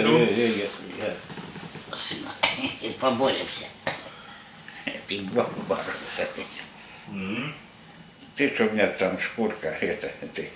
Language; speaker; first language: Russian; native; Russian